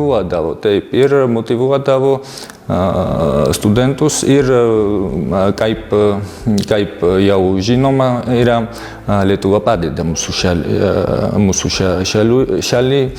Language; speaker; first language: Lithuanian; non-native, fluent; Georgian